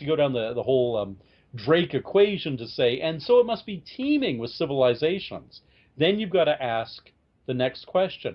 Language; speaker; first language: English; native; English